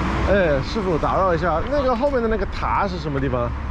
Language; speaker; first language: Chinese; non-native, fluent; English